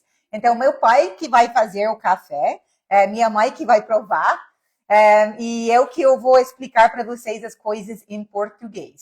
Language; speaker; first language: Portuguese; non-native, fluent; English